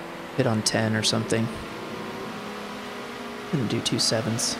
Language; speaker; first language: English; native; English